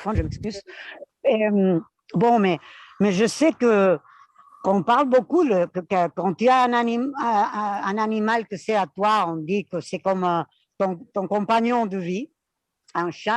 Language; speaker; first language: French; non-native, fluent; Spanish